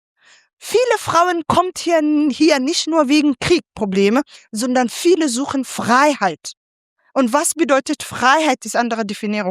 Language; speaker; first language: German; non-native, fluent; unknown